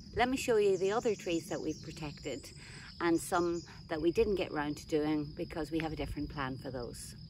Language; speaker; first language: English; native; English